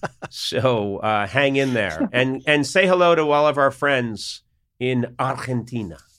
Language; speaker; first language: English; native; English